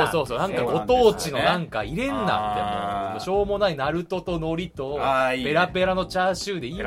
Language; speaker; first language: Japanese; native; Japanese